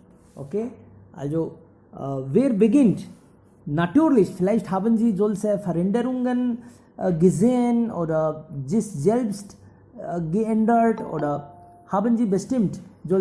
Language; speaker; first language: German; non-native, fluent; Hindi